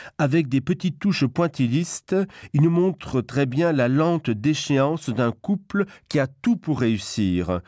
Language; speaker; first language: French; non-native, local second language; Luxembourgish